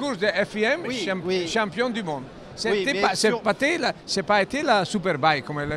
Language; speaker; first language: French; non-native, fluent; Italian